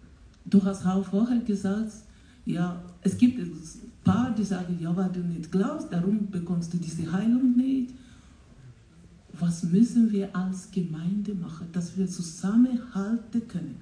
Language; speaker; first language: German; non-native, learner; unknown